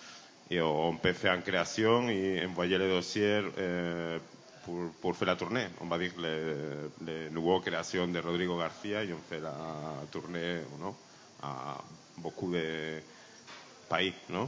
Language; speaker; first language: French; non-native, learner; Spanish